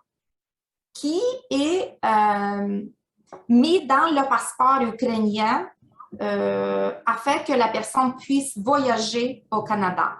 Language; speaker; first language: French; non-native, fluent; Ukrainian